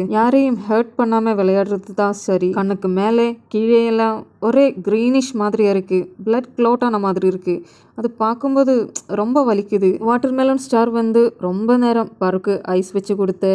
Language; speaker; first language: Tamil; non-native, fluent; Malayalam